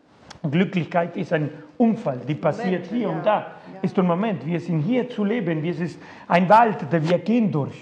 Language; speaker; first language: German; non-native, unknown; Spanish